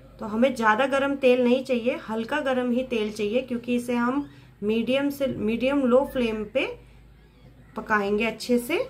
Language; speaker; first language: Hindi; native; Hindi